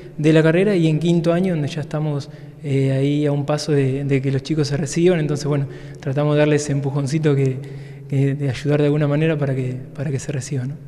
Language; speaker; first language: Spanish; native; Spanish